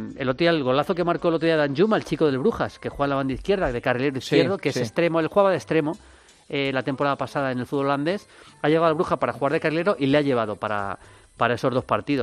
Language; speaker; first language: Spanish; native; Spanish